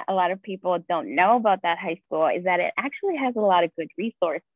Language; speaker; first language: English; early bilingual, other home language; Spanish